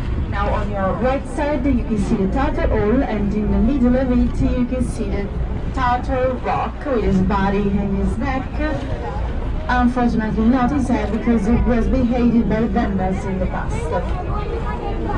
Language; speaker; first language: English; non-native, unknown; Italian